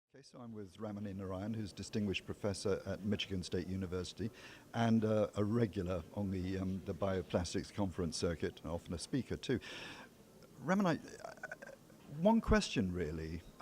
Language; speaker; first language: English; native; English